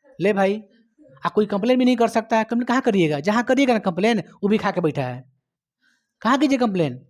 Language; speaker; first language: Hindi; native; Hindi